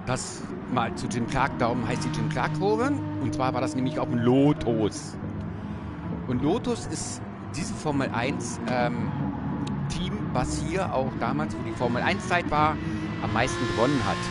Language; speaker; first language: German; native; German